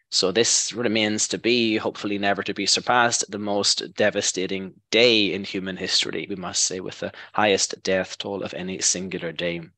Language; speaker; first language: English; native; English